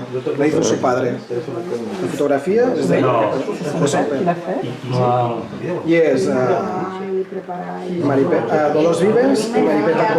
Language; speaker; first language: Spanish; non-native, local second language; Catalan